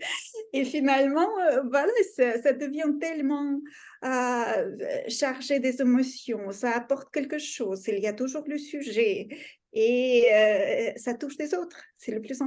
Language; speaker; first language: French; non-native, fluent; Russian